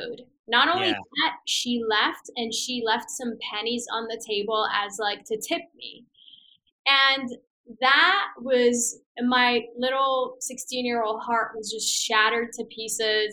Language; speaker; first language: English; non-native, fluent; Persian